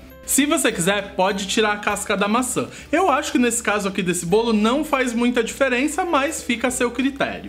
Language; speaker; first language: Portuguese; native; Portuguese